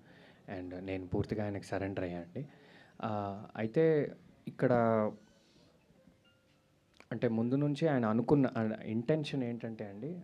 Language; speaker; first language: Telugu; native; Telugu